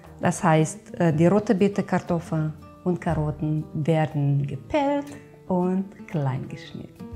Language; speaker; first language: German; non-native, fluent; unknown